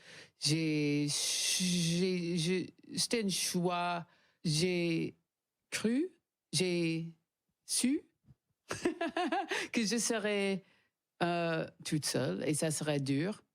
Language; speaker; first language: French; non-native, learner; English